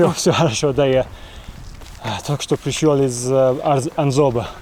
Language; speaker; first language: Russian; non-native, learner; English